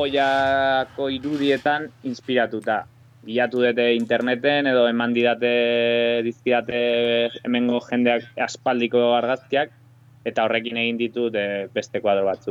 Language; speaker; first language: Basque; non-native, local second language; Spanish